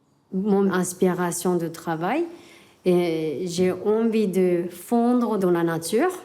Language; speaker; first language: French; non-native, learner; Japanese